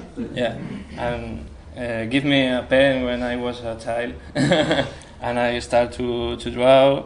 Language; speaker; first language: English; non-native, learner; Spanish